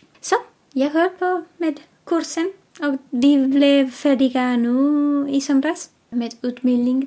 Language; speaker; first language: Swedish; non-native, fluent; Spanish